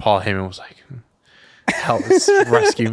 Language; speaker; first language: English; native; English